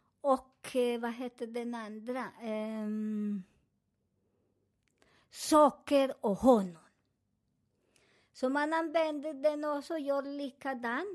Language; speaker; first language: Swedish; non-native, learner; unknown